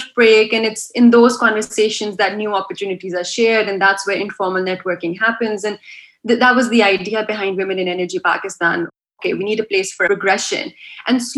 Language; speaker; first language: English; non-native, local second language; Urdu